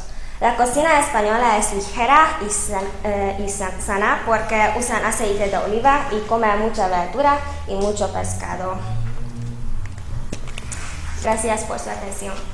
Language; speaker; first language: Spanish; non-native, fluent; Hungarian